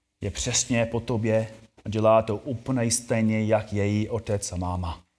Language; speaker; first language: Czech; non-native, fluent; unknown